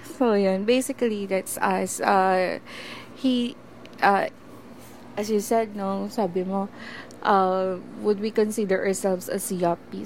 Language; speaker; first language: English; non-native, local second language; Filipino